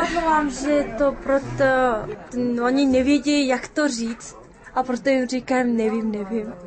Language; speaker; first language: Czech; non-native, fluent; Mongolian